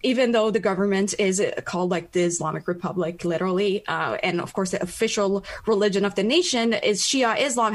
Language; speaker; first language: English; non-native, fluent; Persian